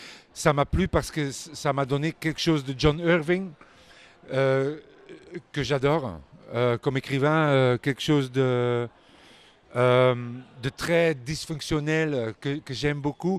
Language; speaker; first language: French; non-native, local second language; Dutch